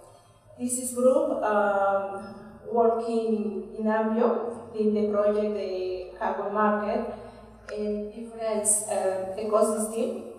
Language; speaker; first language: English; non-native, learner; Spanish